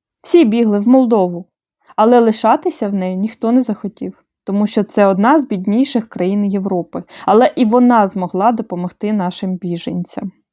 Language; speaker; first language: Ukrainian; non-native, fluent; Bulgarian